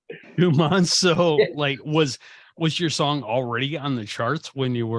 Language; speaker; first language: English; native; English